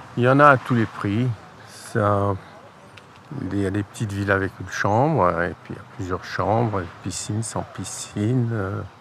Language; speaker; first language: French; native; French